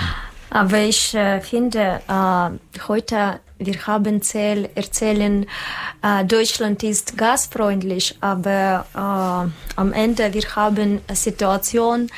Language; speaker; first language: German; non-native, learner; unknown